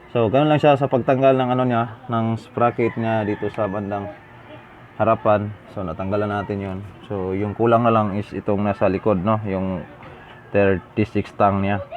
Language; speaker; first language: Filipino; non-native, local second language; Cebuano